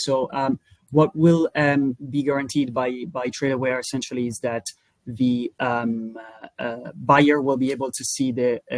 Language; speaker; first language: English; non-native, fluent; Italian